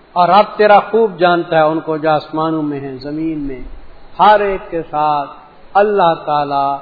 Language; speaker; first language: Urdu; non-native, local second language; Punjabi